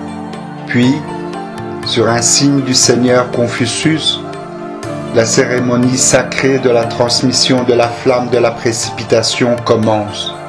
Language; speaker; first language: French; native; French